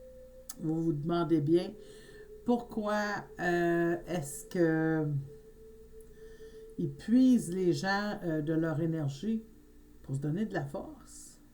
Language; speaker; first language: French; native; French